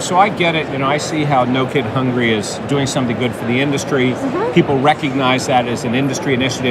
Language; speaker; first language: English; native; English